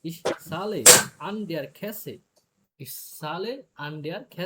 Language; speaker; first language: German; non-native, learner; Bangla